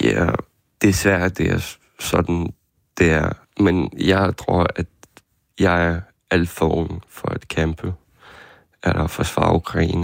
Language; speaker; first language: Danish; non-native, fluent; Ukrainian